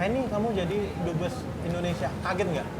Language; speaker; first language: Indonesian; native; Indonesian